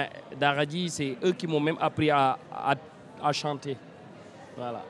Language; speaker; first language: French; non-native, local second language; Wolof